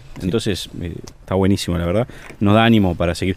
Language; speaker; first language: Spanish; native; Spanish